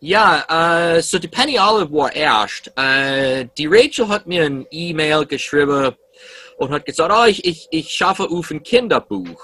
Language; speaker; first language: German; early bilingual, heritage; English